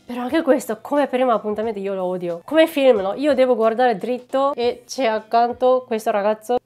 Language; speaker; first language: Italian; non-native, fluent; Japanese